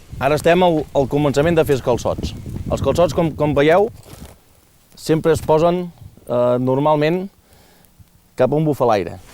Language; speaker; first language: Catalan; native; Catalan